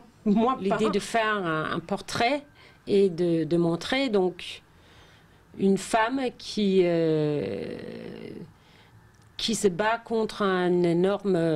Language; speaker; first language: French; non-native, fluent; Danish